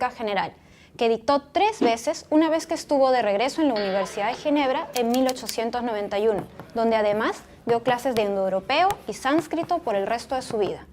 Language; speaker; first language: Spanish; native; Spanish